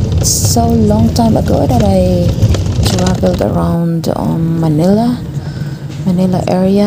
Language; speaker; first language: English; non-native, local second language; Filipino